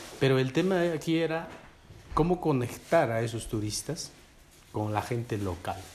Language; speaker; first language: Spanish; non-native, local second language; Quechua